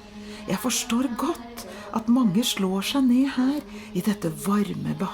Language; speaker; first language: Norwegian; early bilingual, heritage; Norwegian